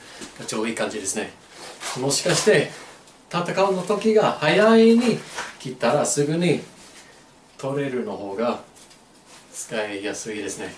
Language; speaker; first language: Japanese; non-native, learner; English